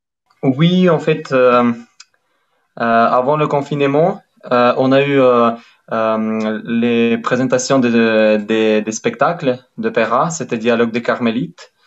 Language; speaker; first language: French; non-native, fluent; Ukrainian